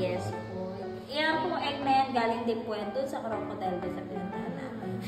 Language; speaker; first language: Filipino; native; Filipino